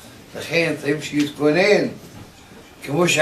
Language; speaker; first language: Hebrew; early bilingual, other home language; Arabic